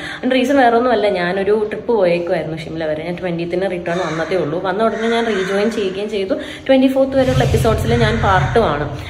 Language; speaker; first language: Malayalam; native; Malayalam